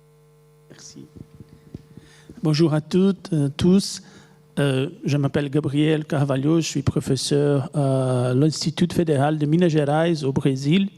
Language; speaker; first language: French; non-native, fluent; Portuguese